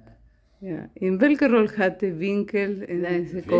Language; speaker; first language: Dutch; non-native, learner; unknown